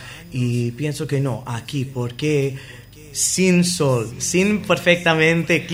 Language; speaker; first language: Spanish; non-native, learner; English